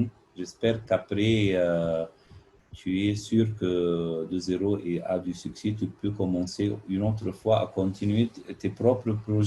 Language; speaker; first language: French; non-native, learner; Arabic